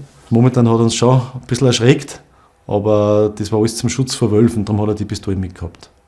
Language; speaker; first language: German; native; German